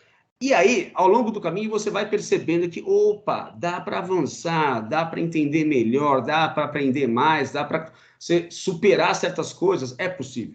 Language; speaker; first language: Portuguese; native; Portuguese